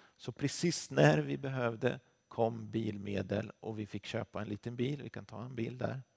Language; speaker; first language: Swedish; native; Swedish